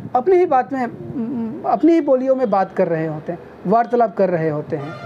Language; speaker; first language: Hindi; non-native, local second language; Nepali